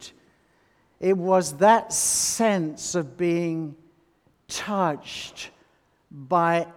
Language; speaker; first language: English; native; English